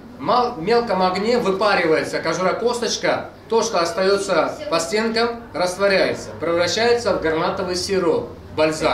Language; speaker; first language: Russian; non-native, fluent; Turkish